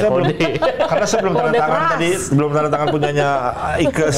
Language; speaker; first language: Indonesian; native; Indonesian